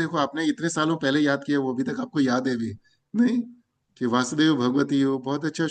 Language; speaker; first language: Hindi; native; Hindi